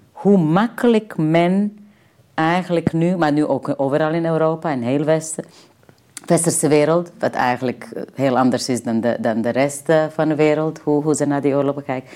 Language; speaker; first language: Dutch; non-native, fluent; Serbian